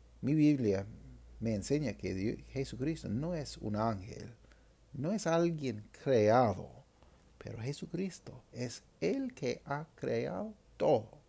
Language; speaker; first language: Spanish; non-native, fluent; English